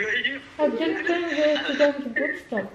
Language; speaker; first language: German; non-native, learner; Filipino